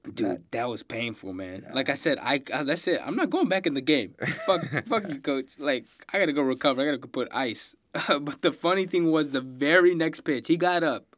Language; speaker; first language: English; native; English